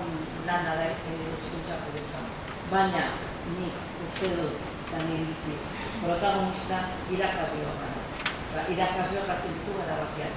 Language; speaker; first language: Basque; native; Basque